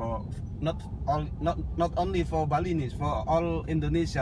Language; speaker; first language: English; non-native, learner; Balinese